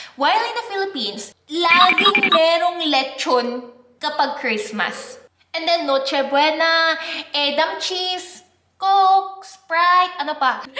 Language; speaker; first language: Filipino; non-native, fluent; Korean